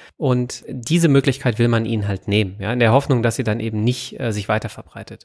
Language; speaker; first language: German; native; German